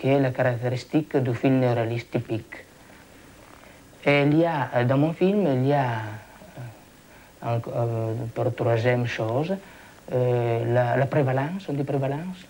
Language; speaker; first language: French; non-native, fluent; Italian